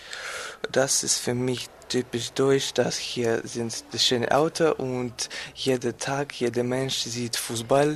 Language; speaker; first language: German; non-native, learner; Russian